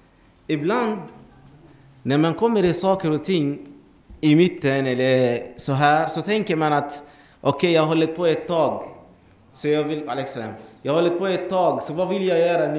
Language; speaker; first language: Swedish; non-native, fluent; Arabic